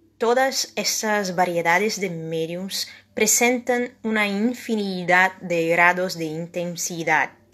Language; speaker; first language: Spanish; non-native, fluent; Portuguese